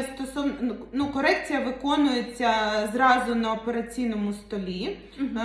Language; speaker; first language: Ukrainian; non-native, local second language; Russian